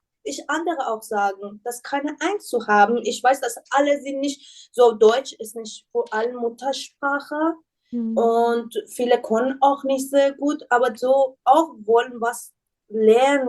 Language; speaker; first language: German; non-native, learner; Persian